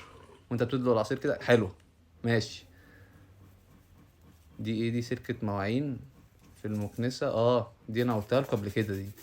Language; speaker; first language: Arabic; native; Arabic